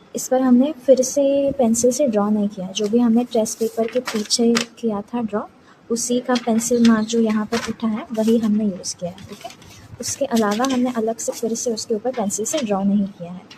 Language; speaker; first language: Hindi; non-native, local second language; Marathi